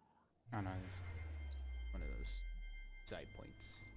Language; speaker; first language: English; native; English